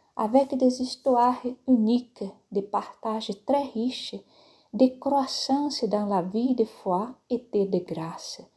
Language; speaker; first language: French; non-native, fluent; Portuguese